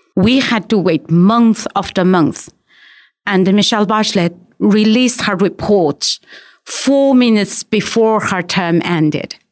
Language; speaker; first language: English; non-native, fluent; Chinese